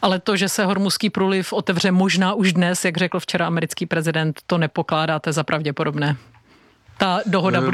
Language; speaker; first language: Czech; native; Czech